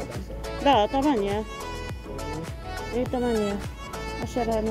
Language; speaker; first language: Arabic; non-native, learner; Filipino